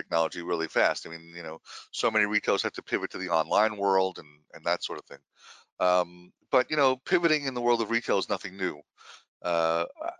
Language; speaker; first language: English; native; English